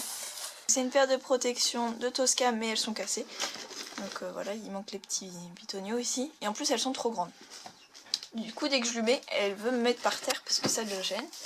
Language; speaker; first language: French; native; French